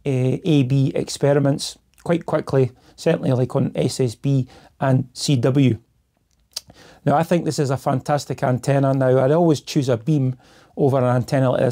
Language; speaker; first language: English; native; English